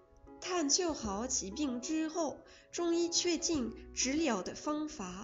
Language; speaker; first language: Chinese; non-native, learner; French